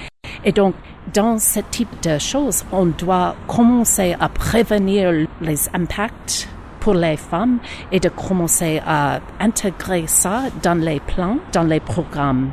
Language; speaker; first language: French; non-native, learner; English